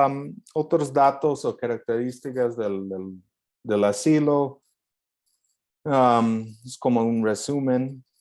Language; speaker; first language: Spanish; non-native, fluent; English